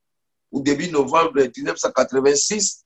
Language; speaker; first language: French; non-native, local second language; Lingala